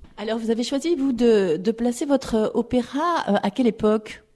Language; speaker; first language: French; native; French